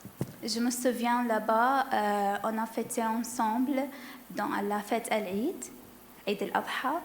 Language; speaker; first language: French; non-native, learner; Arabic